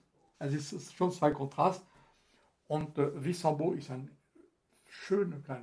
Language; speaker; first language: German; non-native, fluent; French